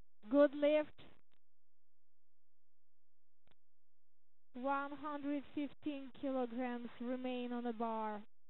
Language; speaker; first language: English; non-native, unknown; Ukrainian